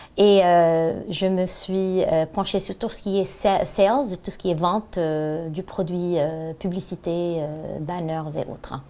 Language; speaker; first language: French; non-native, local second language; Arabic